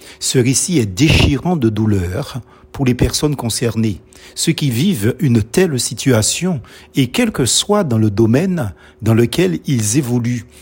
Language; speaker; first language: French; non-native, local second language; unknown